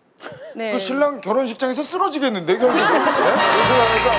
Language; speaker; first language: Korean; native; Korean